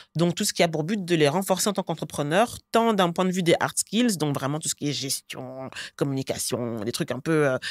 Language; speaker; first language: French; native; French